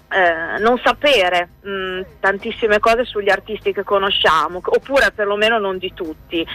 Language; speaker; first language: Italian; native; Italian